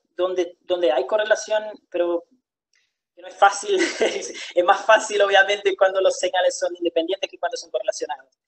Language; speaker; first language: Spanish; non-native, fluent; Portuguese